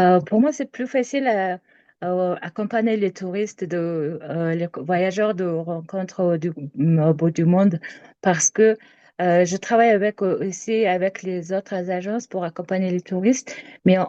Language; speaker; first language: French; non-native, learner; Mongolian